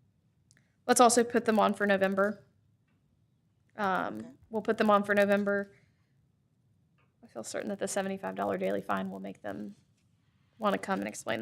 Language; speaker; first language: English; native; English